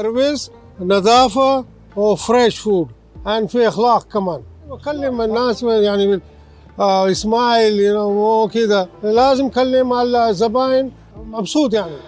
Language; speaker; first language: Arabic; non-native, learner; Urdu